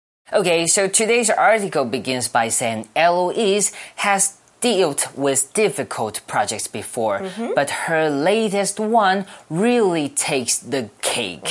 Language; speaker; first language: English; non-native, fluent; Chinese